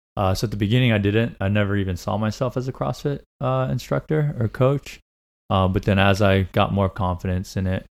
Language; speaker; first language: English; native; English